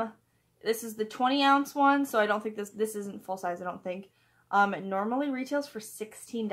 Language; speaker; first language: English; native; English